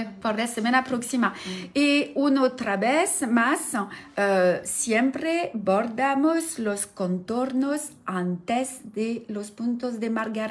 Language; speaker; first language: Spanish; non-native, learner; French